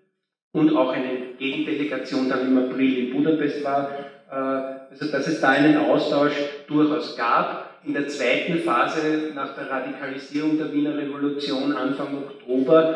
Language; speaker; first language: German; native; German